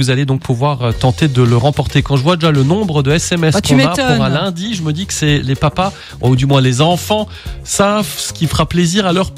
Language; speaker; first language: French; native; French